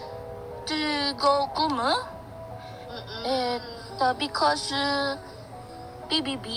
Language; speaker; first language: English; non-native, learner; Filipino